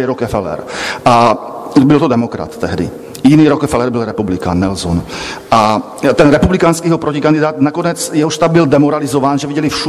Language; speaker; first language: Czech; native; Czech